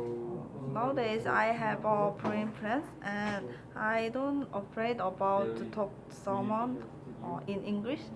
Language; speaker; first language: English; non-native, learner; Korean